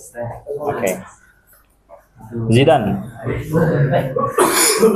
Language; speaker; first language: English; non-native, fluent; Indonesian